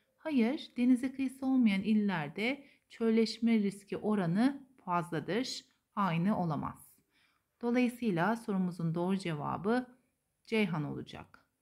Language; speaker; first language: Turkish; native; Turkish